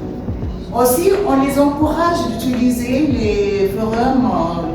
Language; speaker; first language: French; non-native, fluent; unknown